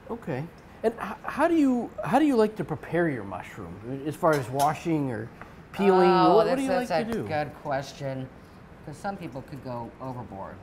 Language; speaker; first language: English; native; English